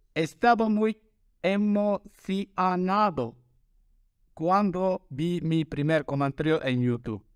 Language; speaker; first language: Spanish; non-native, learner; Turkish